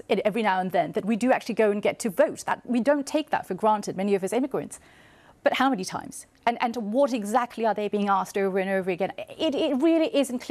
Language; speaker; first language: English; non-native, local second language; Bangla